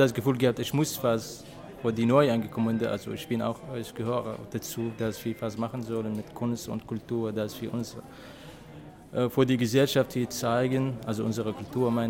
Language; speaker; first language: German; non-native, fluent; Arabic